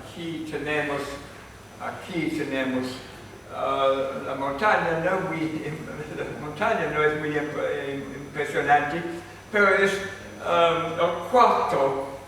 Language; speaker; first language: Spanish; non-native, fluent; English